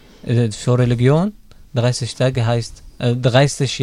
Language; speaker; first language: German; non-native, learner; Arabic